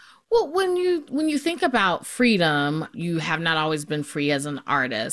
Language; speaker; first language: English; native; English